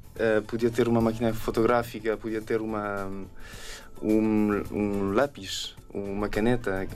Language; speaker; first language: Portuguese; non-native, fluent; French